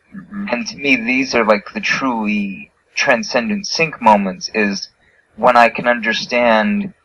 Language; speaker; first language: English; native; English